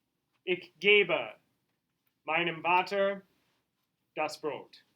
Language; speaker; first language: German; non-native, fluent; English